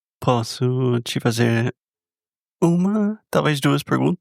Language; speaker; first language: Portuguese; non-native, fluent; English